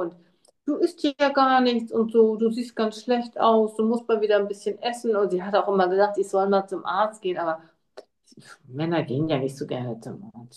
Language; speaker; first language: German; native; German